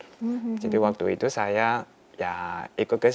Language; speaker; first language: Indonesian; non-native, fluent; Chinese